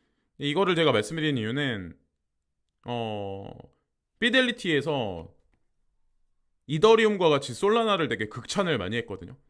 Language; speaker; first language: Korean; native; Korean